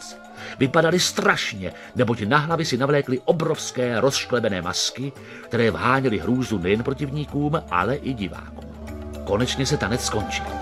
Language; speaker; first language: Czech; native; Czech